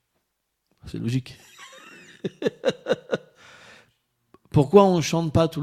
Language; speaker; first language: French; native; French